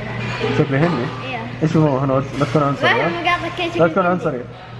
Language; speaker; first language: Arabic; native; Arabic